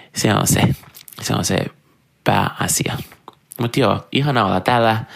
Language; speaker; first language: Finnish; non-native, fluent; Portuguese